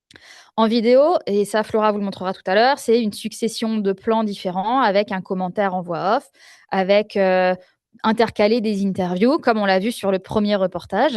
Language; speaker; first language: French; native; French